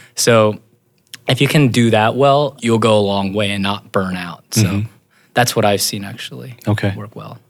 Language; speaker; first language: English; native; English